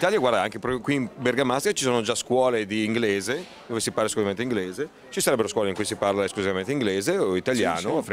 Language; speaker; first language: Italian; native; Italian